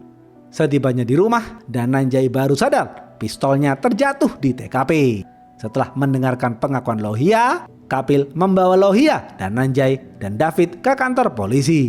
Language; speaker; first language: Indonesian; native; Indonesian